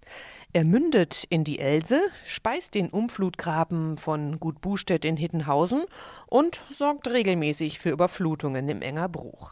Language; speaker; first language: German; native; German